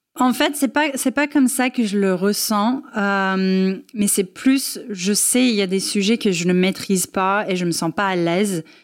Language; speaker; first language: French; non-native, fluent; English